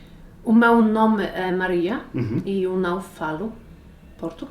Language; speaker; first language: Portuguese; non-native, learner; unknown